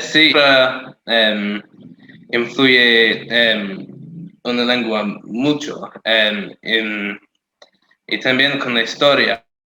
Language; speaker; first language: Spanish; non-native, fluent; English